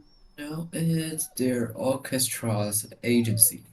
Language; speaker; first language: English; non-native, learner; Chinese